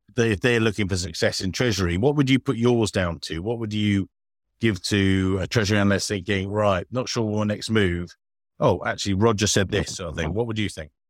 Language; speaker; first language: English; native; English